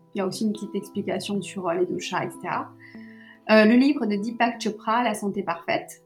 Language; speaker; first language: French; early bilingual, other home language; Sinhala